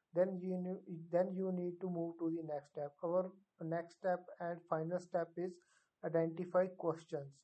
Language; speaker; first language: English; non-native, local second language; Punjabi